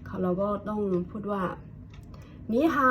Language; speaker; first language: Thai; non-native, fluent; Hakka Chinese